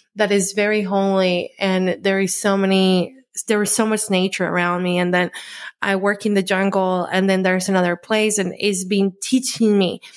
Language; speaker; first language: English; non-native, fluent; Spanish